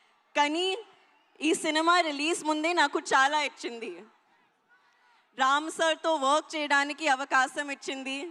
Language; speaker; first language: Telugu; non-native, local second language; Hindi